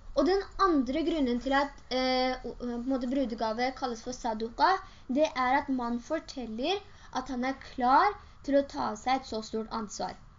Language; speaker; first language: Norwegian; early bilingual, other home language; Urdu